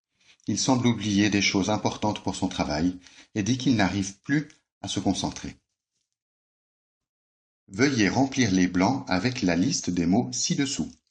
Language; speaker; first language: French; native; French